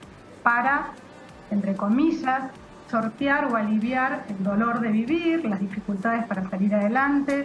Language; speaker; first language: Spanish; native; Spanish